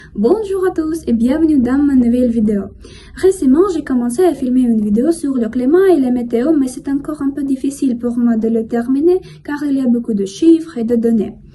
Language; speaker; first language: French; non-native, learner; Russian